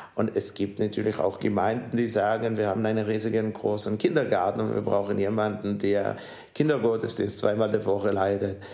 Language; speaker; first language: German; non-native, fluent; Hebrew